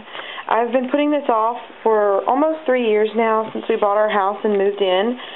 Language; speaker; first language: English; native; English